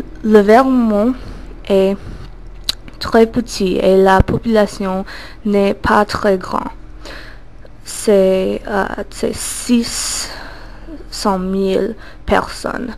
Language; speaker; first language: French; non-native, learner; English